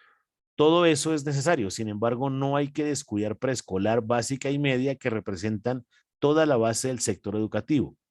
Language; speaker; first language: Spanish; native; Spanish